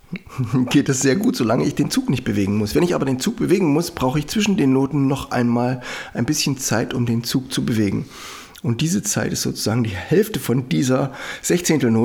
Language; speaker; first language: German; native; German